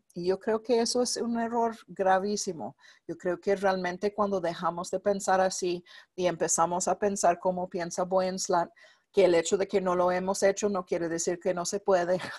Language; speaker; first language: Spanish; non-native, fluent; English